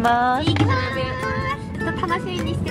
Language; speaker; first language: Japanese; native; Japanese